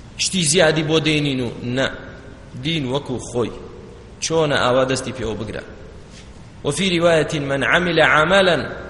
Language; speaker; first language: Central Kurdish; non-native, local second language; Kurdish